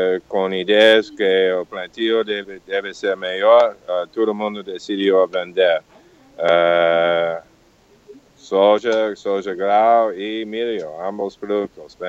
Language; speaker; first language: Portuguese; non-native, learner; English